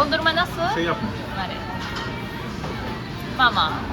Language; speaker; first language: Turkish; non-native, learner; Japanese